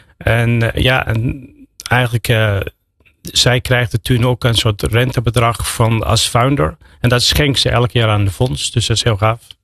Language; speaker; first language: Dutch; non-native, fluent; English